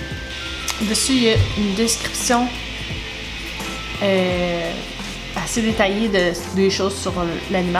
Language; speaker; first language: French; native; French